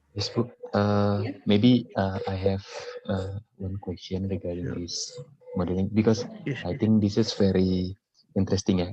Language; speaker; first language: English; non-native, fluent; Indonesian